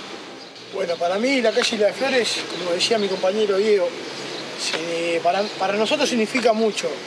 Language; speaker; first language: Spanish; native; Spanish